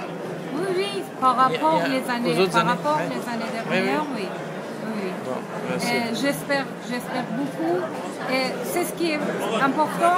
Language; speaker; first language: French; non-native, fluent; Persian